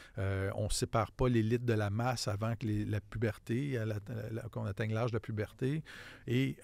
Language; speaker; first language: French; native; French